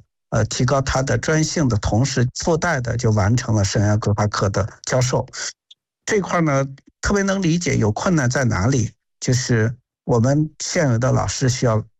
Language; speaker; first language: Chinese; native; Chinese